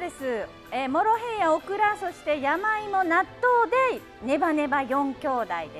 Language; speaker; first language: Japanese; native; Japanese